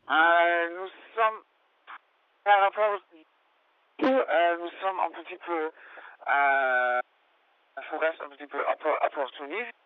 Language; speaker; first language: French; non-native, learner; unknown